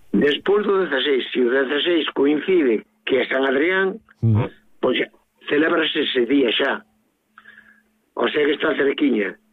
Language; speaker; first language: Galician; native; Galician